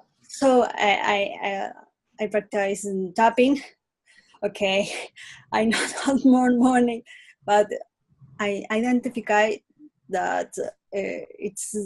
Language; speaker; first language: English; non-native, learner; Spanish